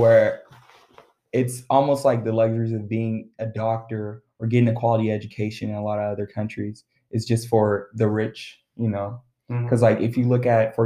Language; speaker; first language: English; early bilingual, other home language; Arabic